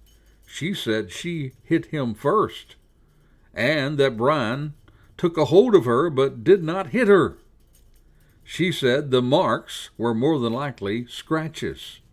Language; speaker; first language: English; native; English